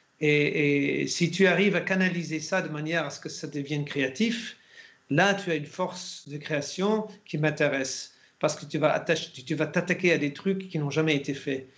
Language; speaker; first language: French; non-native, fluent; German